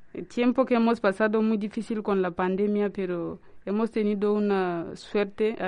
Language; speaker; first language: Spanish; non-native, learner; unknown